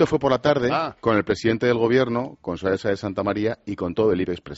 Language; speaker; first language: Spanish; native; Spanish